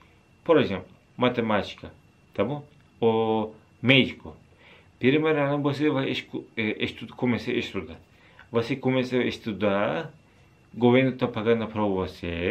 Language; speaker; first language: Portuguese; non-native, learner; Turkish